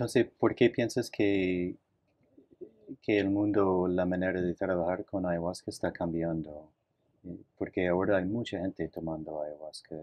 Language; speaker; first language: Spanish; non-native, fluent; English